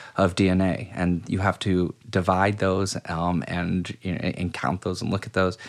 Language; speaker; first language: English; native; English